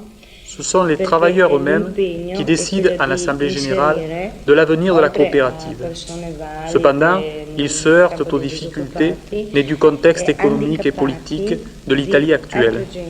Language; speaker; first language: French; native; French